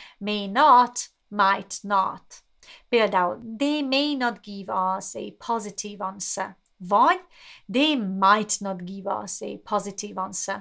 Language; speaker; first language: English; non-native, fluent; Hungarian